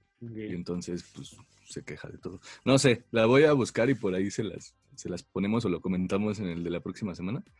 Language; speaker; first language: Spanish; native; Spanish